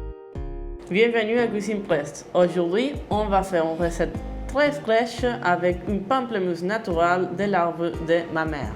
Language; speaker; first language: French; non-native, fluent; Spanish